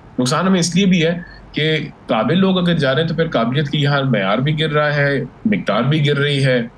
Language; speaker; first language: Urdu; early bilingual, heritage; Urdu